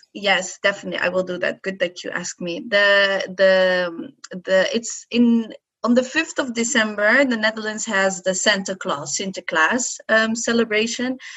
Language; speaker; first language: English; non-native, fluent; Arabic